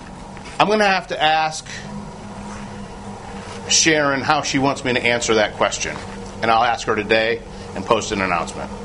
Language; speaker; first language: English; native; English